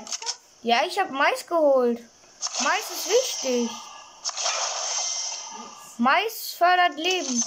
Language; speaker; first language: German; native; German